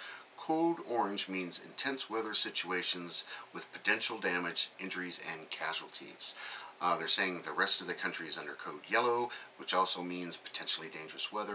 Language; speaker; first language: English; native; English